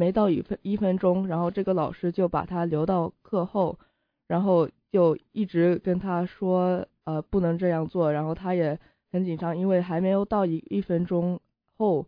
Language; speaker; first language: Chinese; early bilingual, heritage; Chinese